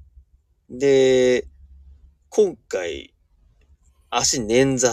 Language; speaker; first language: Japanese; native; Japanese